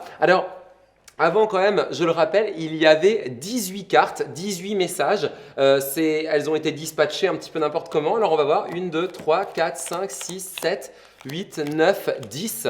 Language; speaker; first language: French; native; French